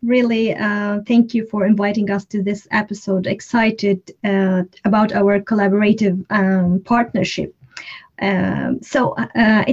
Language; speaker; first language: English; non-native, fluent; Arabic